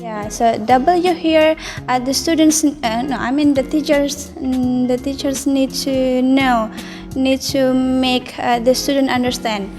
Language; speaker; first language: English; non-native, learner; Indonesian